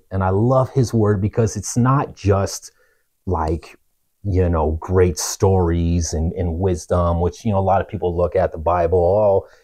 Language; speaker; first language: English; native; English